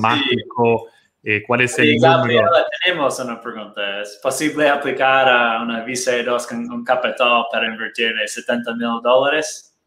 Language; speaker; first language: Spanish; non-native, fluent; Portuguese